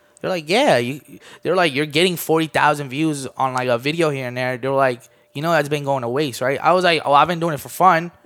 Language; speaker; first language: English; early bilingual, other home language; Armenian